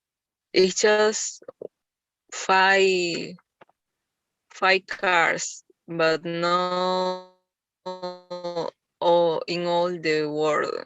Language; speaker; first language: English; non-native, learner; Spanish